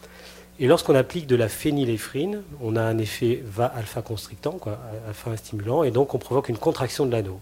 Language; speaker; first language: French; native; French